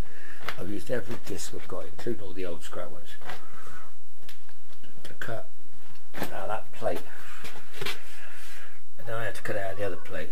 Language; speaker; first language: English; native; English